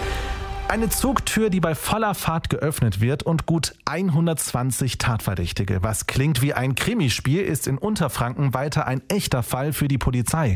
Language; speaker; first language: German; native; German